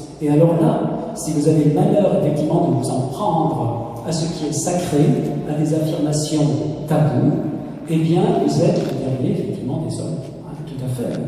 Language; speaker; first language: French; native; French